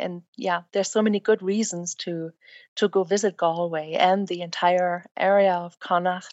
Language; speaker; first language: English; non-native, fluent; German